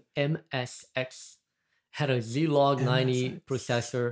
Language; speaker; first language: English; non-native, fluent; Portuguese